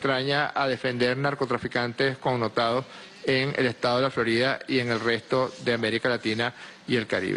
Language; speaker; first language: Spanish; native; Spanish